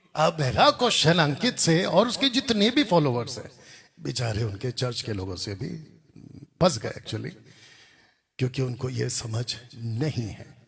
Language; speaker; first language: Hindi; non-native, local second language; Telugu